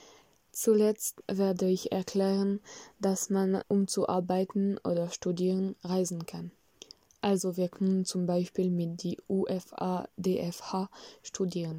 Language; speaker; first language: German; non-native, learner; French